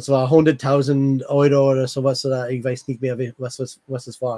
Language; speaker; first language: German; non-native, fluent; English